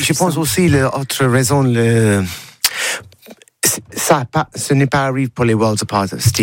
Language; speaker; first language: French; non-native, learner; English